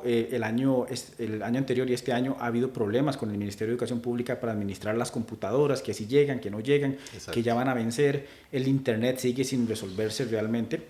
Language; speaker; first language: Spanish; native; Spanish